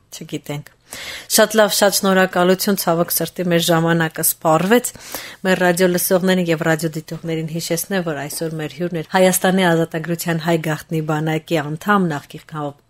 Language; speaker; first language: Armenian; native; Armenian